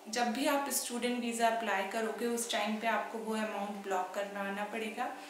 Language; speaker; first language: Hindi; native; Hindi